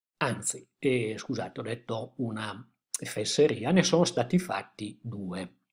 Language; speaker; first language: Italian; native; Italian